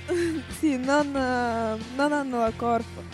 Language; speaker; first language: Italian; non-native, learner; Russian